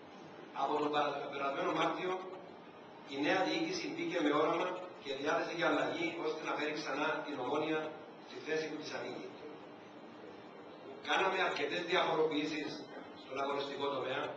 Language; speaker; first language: Greek; native; Greek